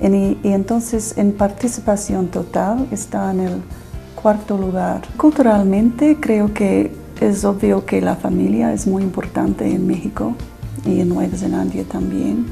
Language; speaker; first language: Spanish; non-native, fluent; English